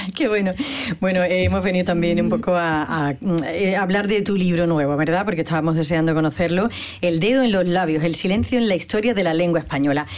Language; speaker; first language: Spanish; native; Spanish